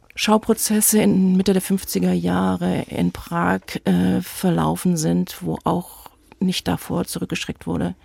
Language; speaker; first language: German; native; German